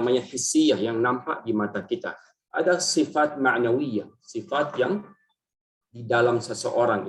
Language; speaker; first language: Indonesian; native; Indonesian